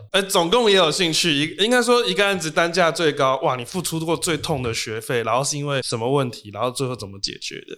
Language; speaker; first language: Chinese; native; Chinese